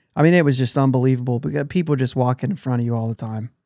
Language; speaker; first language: English; native; English